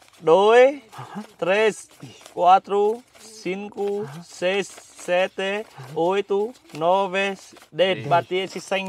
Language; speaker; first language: Portuguese; non-native, learner; Vietnamese